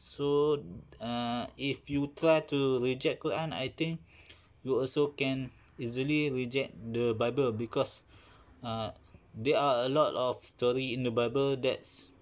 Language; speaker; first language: English; non-native, learner; Malay